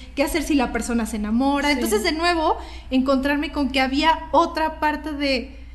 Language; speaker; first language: Spanish; native; Spanish